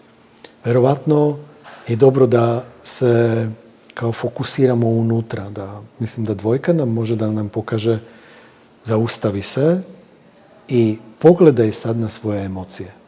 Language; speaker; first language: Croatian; non-native, fluent; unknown